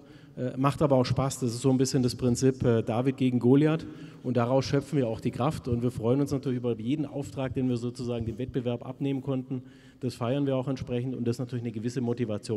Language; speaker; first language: German; native; German